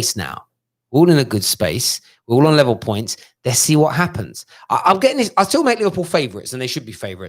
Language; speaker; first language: English; native; English